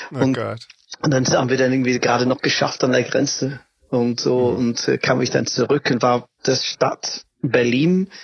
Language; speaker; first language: German; non-native, fluent; English